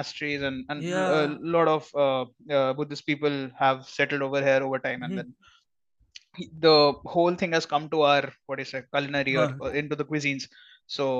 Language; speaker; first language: English; non-native, local second language; Hindi